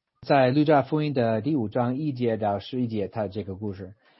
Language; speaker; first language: Chinese; non-native, fluent; English